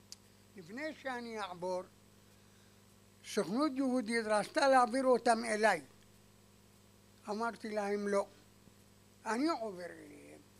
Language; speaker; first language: Hebrew; non-native, fluent; Arabic